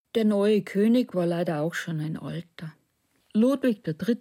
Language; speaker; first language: German; native; German